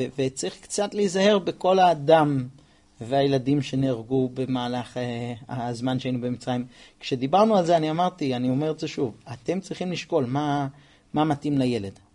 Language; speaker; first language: Hebrew; non-native, fluent; English